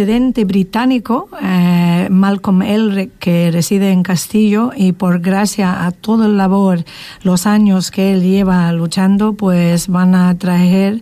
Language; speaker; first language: Spanish; non-native, fluent; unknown